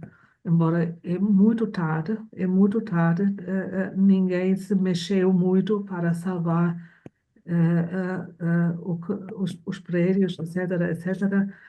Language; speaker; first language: Portuguese; non-native, fluent; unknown